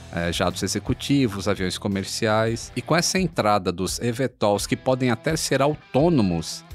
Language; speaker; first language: Portuguese; native; Portuguese